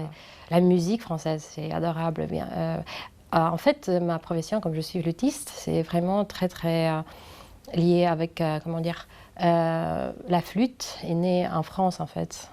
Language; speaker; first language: French; non-native, fluent; Lithuanian